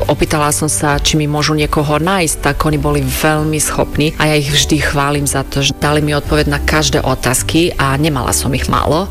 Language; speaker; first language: Slovak; non-native, fluent; Croatian